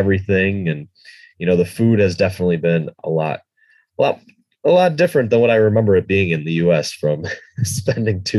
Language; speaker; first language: English; native; English